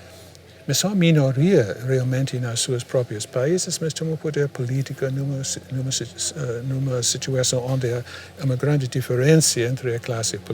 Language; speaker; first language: Portuguese; non-native, fluent; English